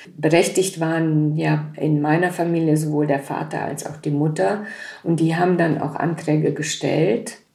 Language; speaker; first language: German; native; German